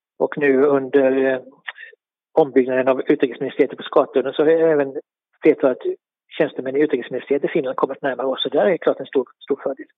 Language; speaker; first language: Swedish; native; Swedish